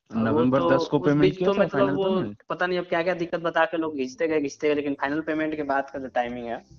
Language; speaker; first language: Hindi; native; Hindi